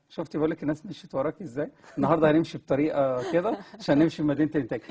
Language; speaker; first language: Egyptian Arabic; native; Egyptian Arabic